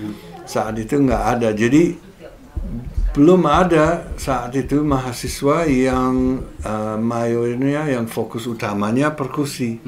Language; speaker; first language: Indonesian; non-native, fluent; English